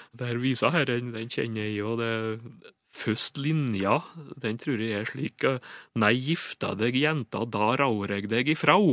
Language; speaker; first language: Norwegian; native; Norwegian